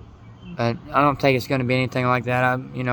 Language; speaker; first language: English; native; English